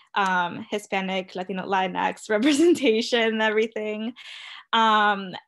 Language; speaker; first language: English; early bilingual, other home language; Spanish